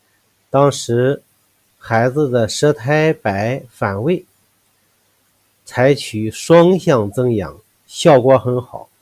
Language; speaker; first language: Chinese; native; Chinese